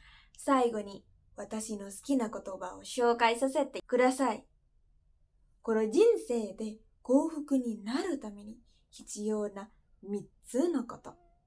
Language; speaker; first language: Japanese; non-native, fluent; Indonesian